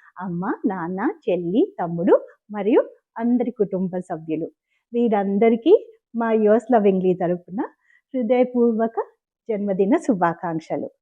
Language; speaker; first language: Telugu; native; Telugu